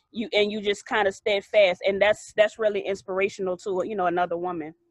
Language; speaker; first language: English; native; English